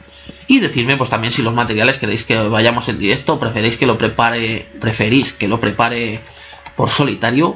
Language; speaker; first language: Spanish; native; Spanish